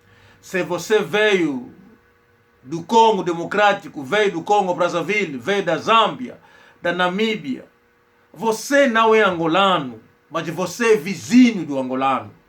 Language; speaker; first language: Portuguese; non-native, local second language; Kongo